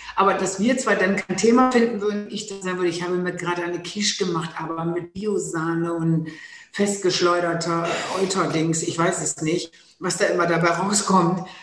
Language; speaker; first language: German; non-native, local second language; Low German